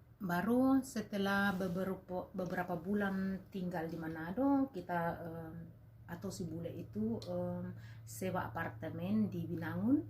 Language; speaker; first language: Indonesian; native; Indonesian